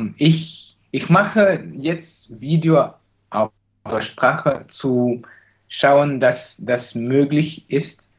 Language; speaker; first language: German; non-native, learner; Chinese